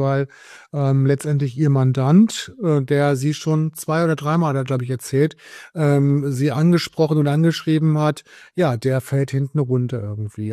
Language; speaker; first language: German; native; German